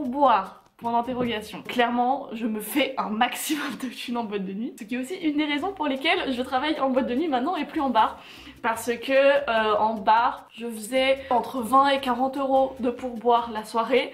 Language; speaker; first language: French; native; French